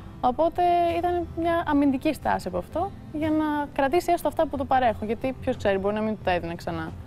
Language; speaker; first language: Greek; early bilingual, heritage; Greek